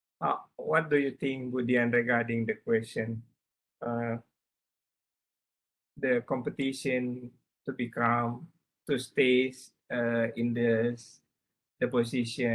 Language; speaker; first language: English; non-native, learner; Indonesian